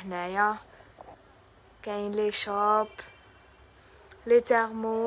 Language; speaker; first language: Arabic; native; Arabic